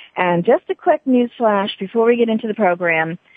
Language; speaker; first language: English; native; English